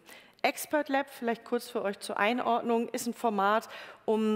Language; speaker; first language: German; native; German